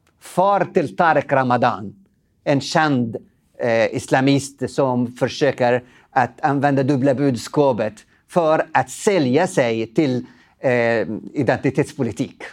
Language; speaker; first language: Swedish; non-native, fluent; Arabic